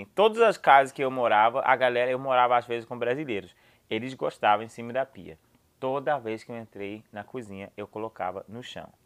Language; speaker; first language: Portuguese; non-native, fluent; English